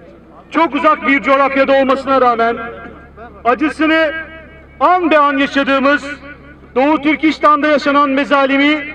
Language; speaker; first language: Turkish; native; Turkish